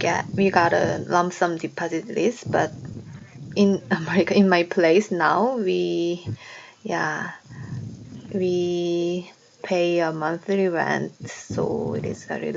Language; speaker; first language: English; non-native, learner; Korean